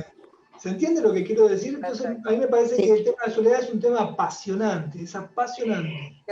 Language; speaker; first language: Spanish; native; Spanish